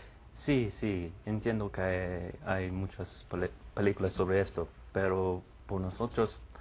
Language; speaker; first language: Spanish; non-native, learner; English